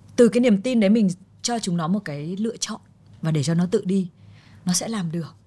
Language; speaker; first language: Vietnamese; native; Vietnamese